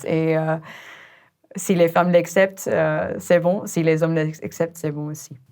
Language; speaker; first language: French; non-native, fluent; Dutch